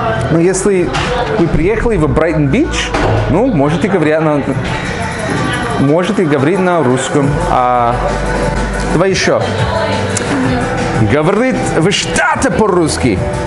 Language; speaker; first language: Russian; non-native, learner; English